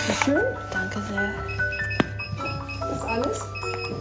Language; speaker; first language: German; non-native, learner; Cantonese